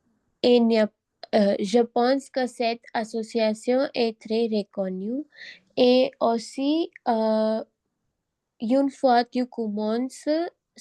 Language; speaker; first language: French; non-native, learner; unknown